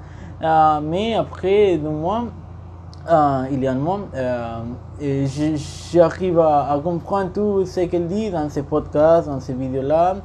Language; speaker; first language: French; non-native, learner; Spanish